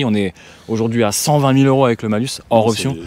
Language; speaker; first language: French; native; French